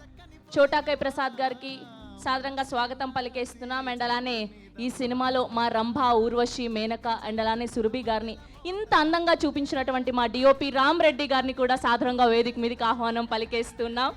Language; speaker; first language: Telugu; native; Telugu